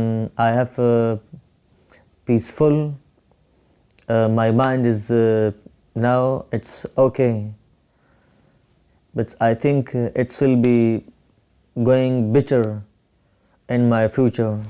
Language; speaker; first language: English; non-native, learner; Pashto